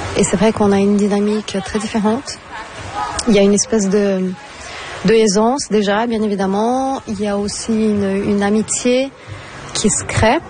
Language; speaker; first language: French; non-native, fluent; Portuguese